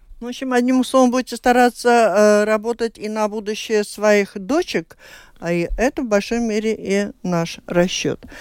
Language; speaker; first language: Russian; native; Russian